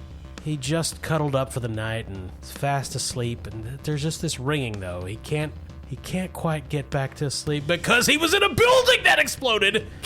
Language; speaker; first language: English; native; English